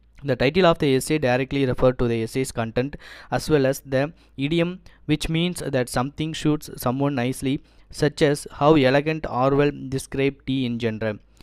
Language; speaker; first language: English; non-native, local second language; Tamil